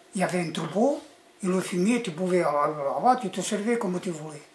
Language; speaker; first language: French; early bilingual, other home language; Spanish